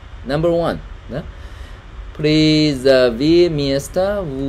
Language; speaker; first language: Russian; non-native, learner; Chinese